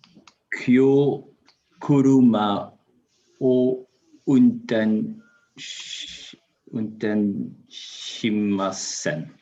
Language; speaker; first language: Japanese; non-native, learner; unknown